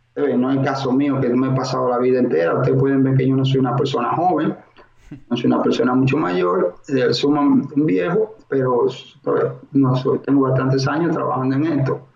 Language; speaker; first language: Spanish; native; Spanish